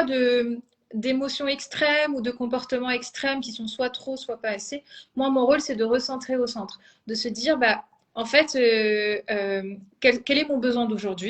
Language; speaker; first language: French; native; French